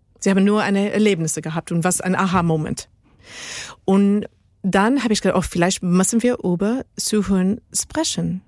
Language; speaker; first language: German; non-native, learner; Spanish